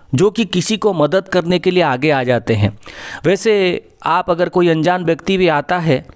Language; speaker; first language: Hindi; non-native, local second language; Odia